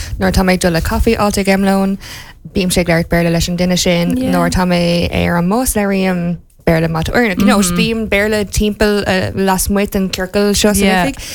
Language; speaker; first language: Irish; non-native, local second language; English